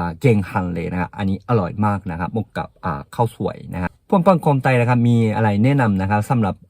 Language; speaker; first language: Thai; non-native, fluent; Japanese